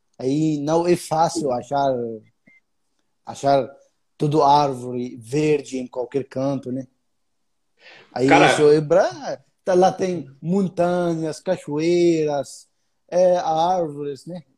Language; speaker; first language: Portuguese; non-native, fluent; Arabic